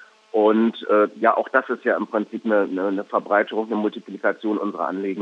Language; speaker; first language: German; native; German